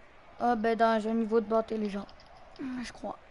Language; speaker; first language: French; native; French